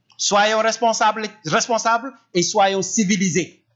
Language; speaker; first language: French; non-native, local second language; Wolof